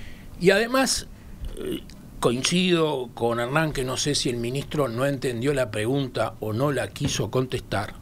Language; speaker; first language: Spanish; native; Spanish